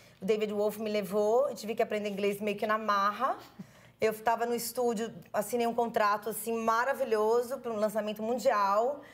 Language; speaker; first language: Portuguese; early bilingual, other home language; Italian